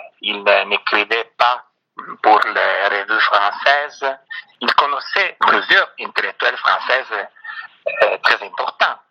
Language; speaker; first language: French; non-native, fluent; Italian